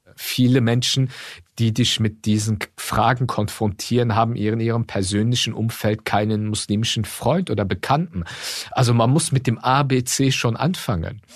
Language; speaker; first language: German; early bilingual, other home language; Turkish